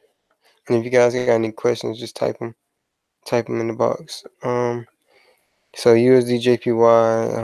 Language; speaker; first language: English; native; English